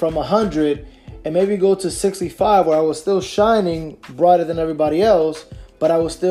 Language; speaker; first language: English; native; English